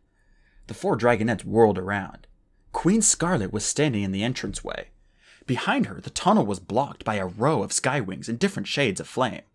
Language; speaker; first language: English; native; English